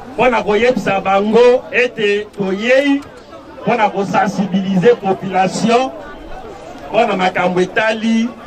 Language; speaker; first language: Lingala; native; Lingala